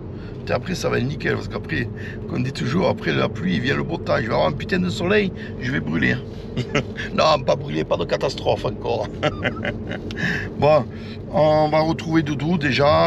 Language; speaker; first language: French; native; French